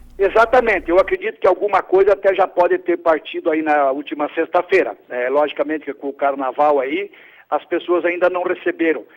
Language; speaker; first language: Portuguese; early bilingual, other home language; Italian